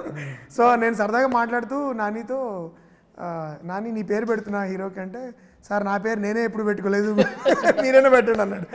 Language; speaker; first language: Telugu; native; Telugu